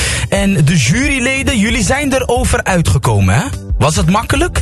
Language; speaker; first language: Dutch; native; Dutch